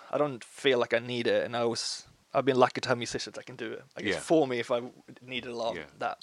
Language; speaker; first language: English; non-native, fluent; Swedish